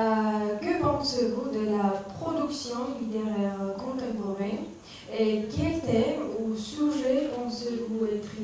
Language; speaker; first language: French; non-native, fluent; Georgian